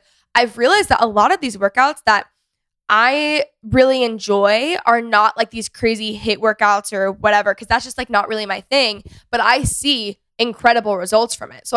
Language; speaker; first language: English; native; English